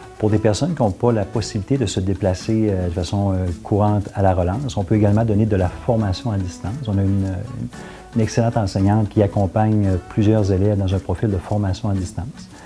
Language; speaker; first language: French; native; French